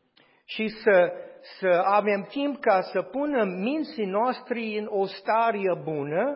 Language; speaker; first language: Romanian; non-native, fluent; English